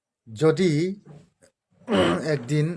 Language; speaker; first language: Bangla; non-native, local second language; Kok Borok